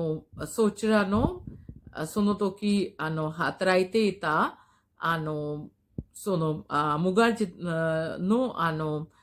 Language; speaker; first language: Japanese; non-native, fluent; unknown